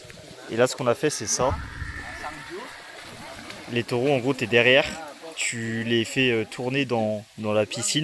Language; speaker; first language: French; native; French